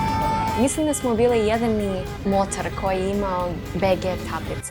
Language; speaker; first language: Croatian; non-native, learner; English